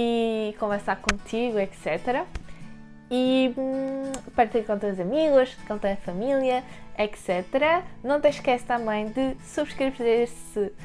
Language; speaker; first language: Portuguese; early bilingual, heritage; French